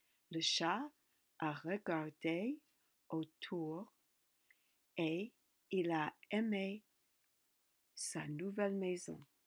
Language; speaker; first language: French; non-native, learner; English